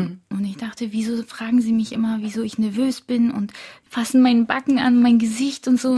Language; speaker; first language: German; early bilingual, other home language; Korean